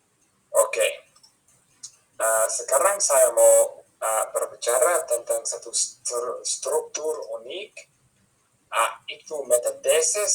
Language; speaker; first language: Indonesian; non-native, fluent; English